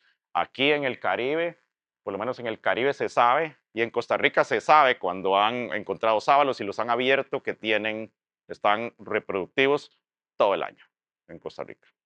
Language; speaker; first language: Spanish; native; Spanish